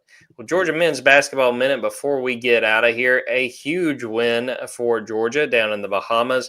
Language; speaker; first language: English; native; English